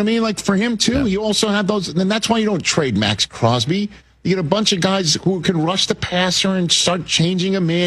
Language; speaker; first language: English; native; English